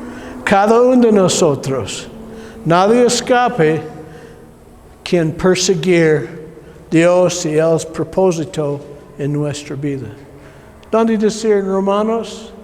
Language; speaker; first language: Spanish; non-native, learner; English